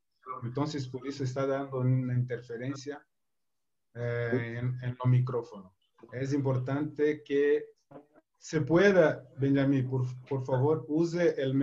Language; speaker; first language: Spanish; non-native, fluent; Portuguese